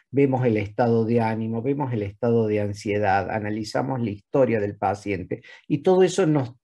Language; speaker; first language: Spanish; native; Spanish